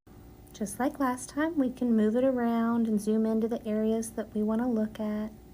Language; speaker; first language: English; native; English